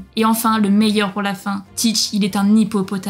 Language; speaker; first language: French; native; French